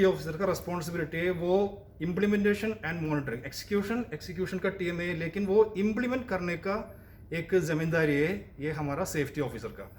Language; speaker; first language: Hindi; non-native, local second language; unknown